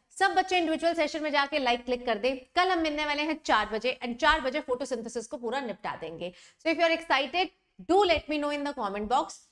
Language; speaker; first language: Hindi; native; Hindi